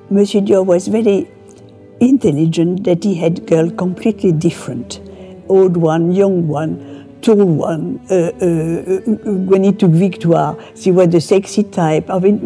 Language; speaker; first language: English; non-native, fluent; French